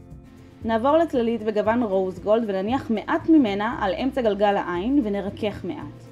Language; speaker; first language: Hebrew; native; Hebrew